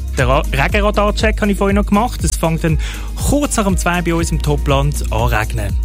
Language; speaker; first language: German; native; German